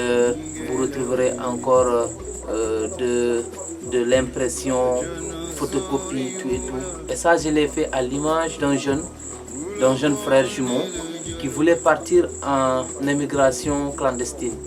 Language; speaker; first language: French; non-native, local second language; Mandingo